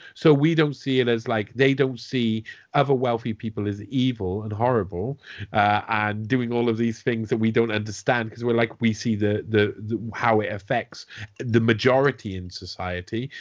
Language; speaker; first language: English; native; English